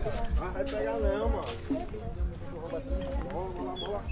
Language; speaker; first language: Portuguese; native; Portuguese